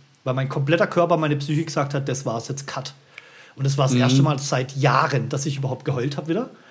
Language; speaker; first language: German; native; German